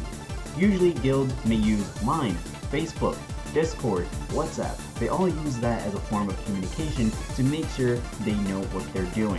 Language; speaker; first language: English; native; English